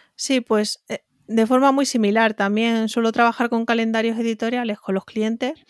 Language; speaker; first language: Spanish; native; Spanish